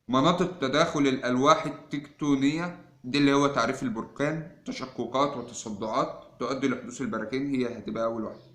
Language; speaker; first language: Arabic; native; Arabic